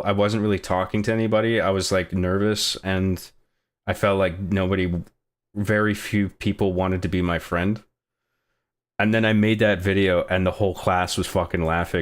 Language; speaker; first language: English; native; English